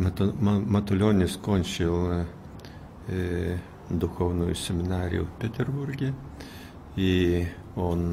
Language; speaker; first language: Russian; non-native, fluent; Lithuanian